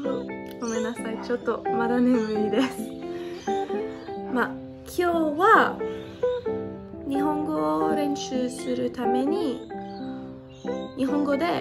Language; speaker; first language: Japanese; non-native, learner; English